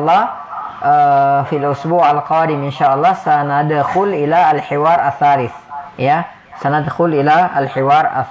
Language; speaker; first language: Arabic; non-native, fluent; Indonesian